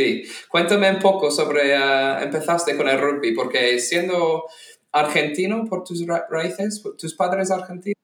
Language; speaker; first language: Spanish; non-native, fluent; English